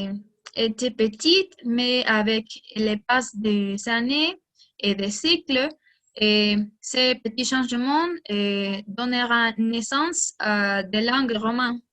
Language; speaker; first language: French; non-native, learner; Spanish